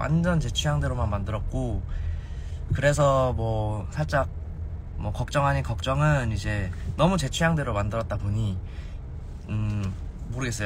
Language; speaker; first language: Korean; early bilingual, heritage; Korean